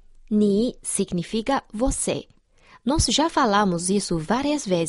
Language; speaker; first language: Portuguese; non-native, fluent; Chinese